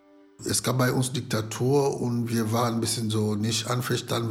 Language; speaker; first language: German; non-native, fluent; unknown